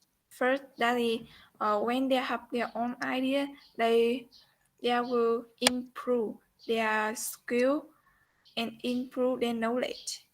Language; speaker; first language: English; non-native, learner; Vietnamese